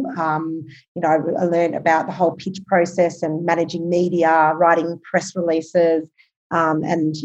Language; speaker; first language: English; native; English